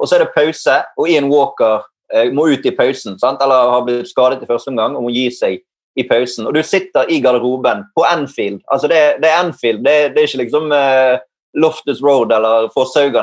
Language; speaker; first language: Norwegian; native; Norwegian